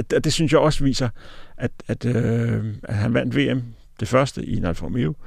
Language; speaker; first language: Danish; native; Danish